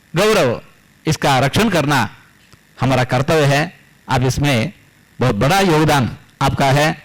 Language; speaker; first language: Hindi; non-native, local second language; Kannada